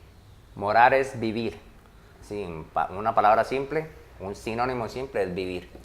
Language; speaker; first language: Spanish; native; Spanish